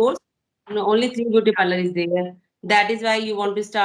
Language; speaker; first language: English; non-native, fluent; Hindi